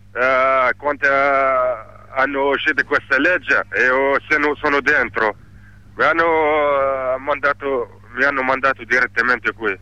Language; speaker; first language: Italian; non-native, learner; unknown